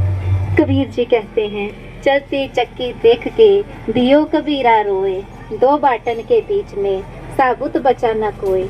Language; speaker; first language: Hindi; native; Hindi